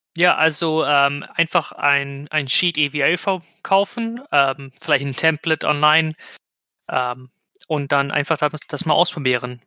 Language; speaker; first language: German; non-native, fluent; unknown